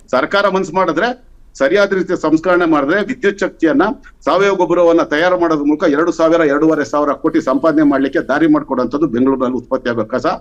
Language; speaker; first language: Kannada; native; Kannada